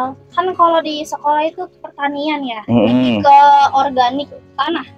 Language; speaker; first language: Indonesian; native; Indonesian